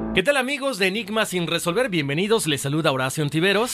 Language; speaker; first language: Spanish; native; Spanish